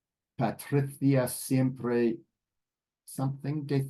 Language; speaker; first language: Spanish; non-native, learner; English